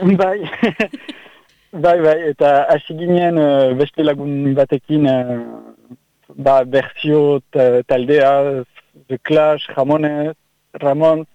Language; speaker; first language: Basque; non-native, local second language; French